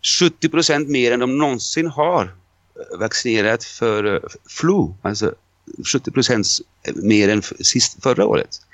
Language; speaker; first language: Swedish; non-native, fluent; Italian